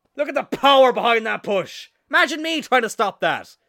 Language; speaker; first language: English; native; English